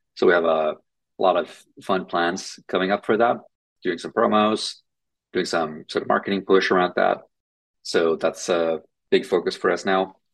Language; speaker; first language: English; non-native, fluent; Finnish